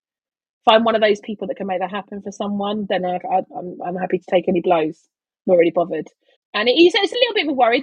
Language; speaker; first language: English; native; English